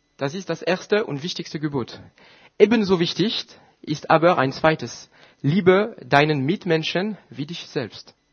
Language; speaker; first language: German; non-native, fluent; French